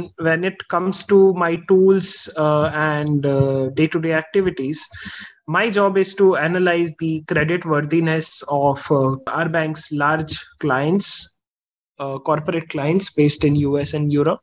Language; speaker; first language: English; non-native, local second language; Hindi